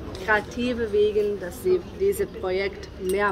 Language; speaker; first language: German; non-native, learner; Bosnian